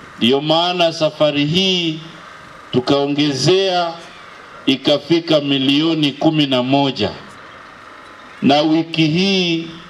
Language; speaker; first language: Swahili; non-native, local second language; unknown